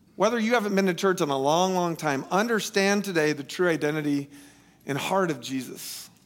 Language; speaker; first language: English; native; English